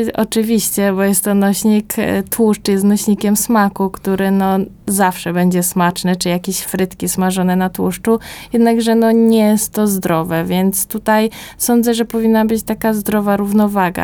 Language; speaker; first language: Polish; native; Polish